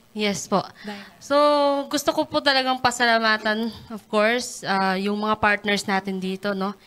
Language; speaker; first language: Filipino; non-native, local second language; Hiligaynon